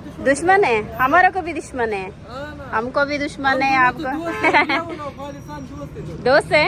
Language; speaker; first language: Hindi; non-native, local second language; Telugu